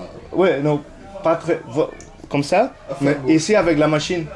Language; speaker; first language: French; non-native, learner; Spanish